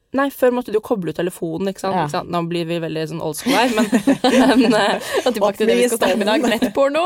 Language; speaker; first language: Norwegian; native; Norwegian